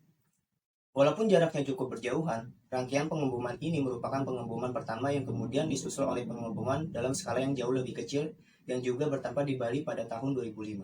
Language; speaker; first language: Indonesian; native; Indonesian